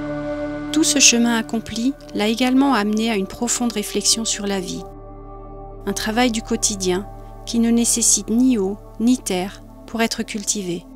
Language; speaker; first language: French; native; French